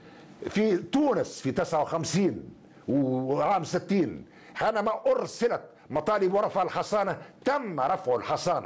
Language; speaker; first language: Arabic; native; Arabic